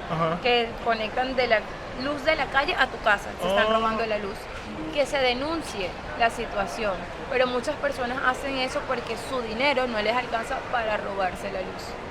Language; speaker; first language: Spanish; native; Spanish